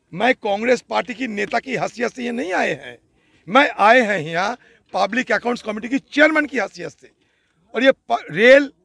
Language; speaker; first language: Hindi; non-native, local second language; Bangla